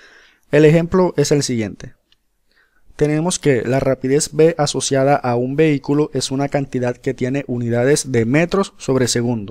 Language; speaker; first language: Spanish; native; Spanish